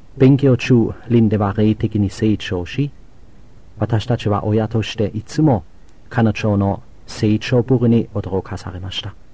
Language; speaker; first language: Japanese; non-native, fluent; German